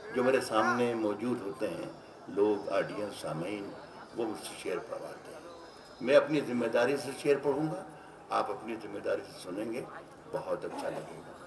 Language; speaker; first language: Urdu; native; Urdu